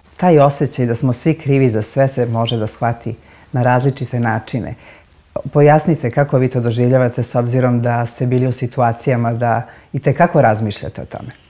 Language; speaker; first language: Serbian; native; Serbian